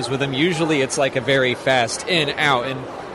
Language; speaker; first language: English; native; English